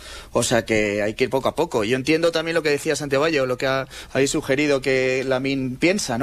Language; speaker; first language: Spanish; native; Spanish